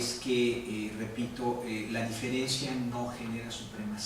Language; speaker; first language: Spanish; native; Spanish